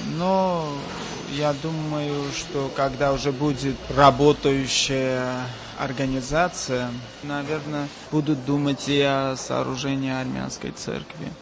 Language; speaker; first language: Russian; non-native, local second language; Armenian